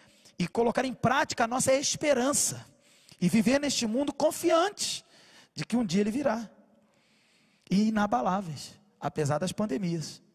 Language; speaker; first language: Portuguese; native; Portuguese